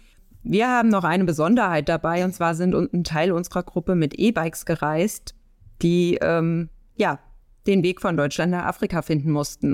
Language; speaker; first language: German; native; German